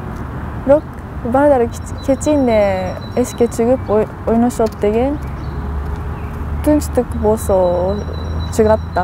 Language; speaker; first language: Kyrgyz; non-native, fluent; Japanese